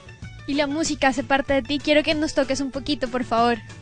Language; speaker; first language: Spanish; native; Spanish